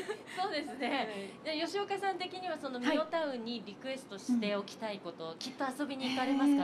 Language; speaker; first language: Japanese; native; Japanese